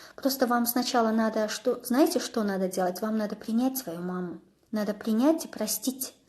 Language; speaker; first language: Russian; non-native, local second language; Kazakh